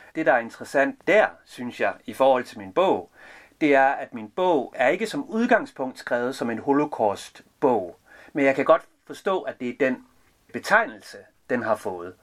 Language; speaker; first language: Danish; early bilingual, other home language; Serbian